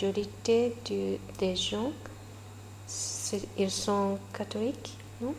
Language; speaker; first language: French; non-native, learner; Japanese